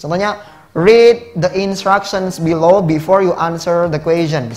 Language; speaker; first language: English; non-native, fluent; Indonesian